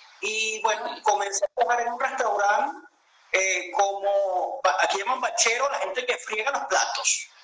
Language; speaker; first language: Spanish; native; Spanish